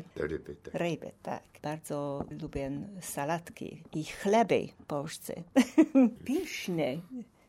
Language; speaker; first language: Polish; non-native, learner; Hungarian